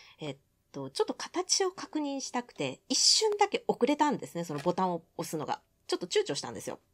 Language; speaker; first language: Japanese; native; Japanese